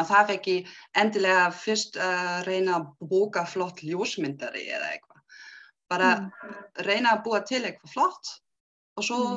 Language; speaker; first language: Icelandic; non-native, learner; German